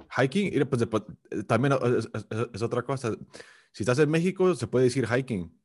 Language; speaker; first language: Spanish; early bilingual, heritage; Spanish